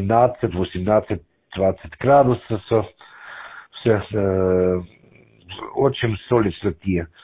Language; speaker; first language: Russian; non-native, learner; German